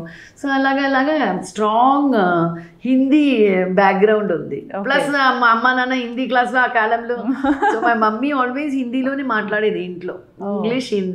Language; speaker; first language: Telugu; non-native, local second language; Malayalam